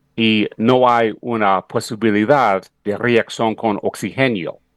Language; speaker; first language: Spanish; non-native, fluent; English